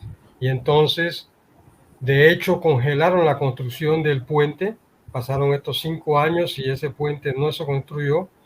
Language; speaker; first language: Spanish; native; Spanish